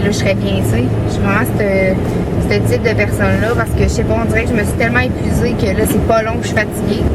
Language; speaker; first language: French; native; French